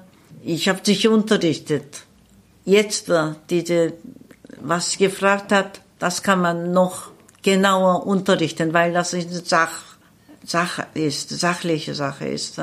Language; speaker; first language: German; non-native, learner; Korean